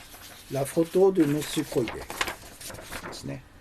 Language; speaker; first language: French; non-native, learner; Japanese